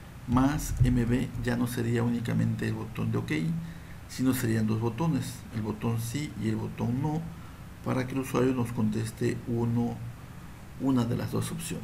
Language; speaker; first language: Spanish; native; Spanish